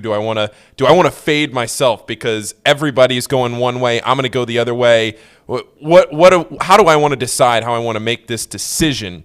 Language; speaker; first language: English; native; English